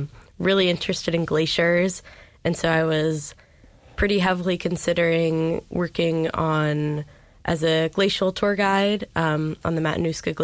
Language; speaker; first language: English; native; English